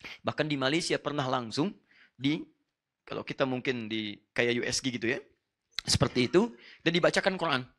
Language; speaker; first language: Indonesian; non-native, fluent; Arabic